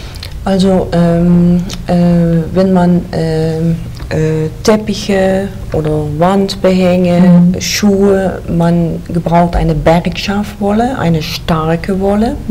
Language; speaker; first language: German; non-native, fluent; Dutch